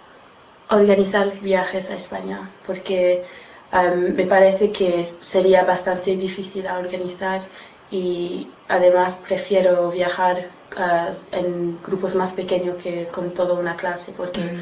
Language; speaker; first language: Spanish; non-native, learner; English